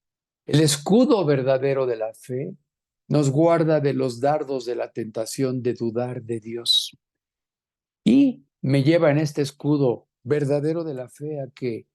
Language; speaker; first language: Spanish; native; Spanish